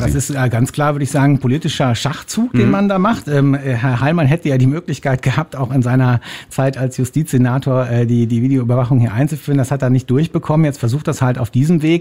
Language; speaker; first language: German; native; German